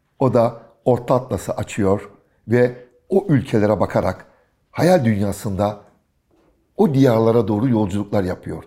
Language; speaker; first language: Turkish; native; Turkish